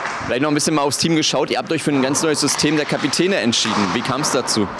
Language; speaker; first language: German; native; German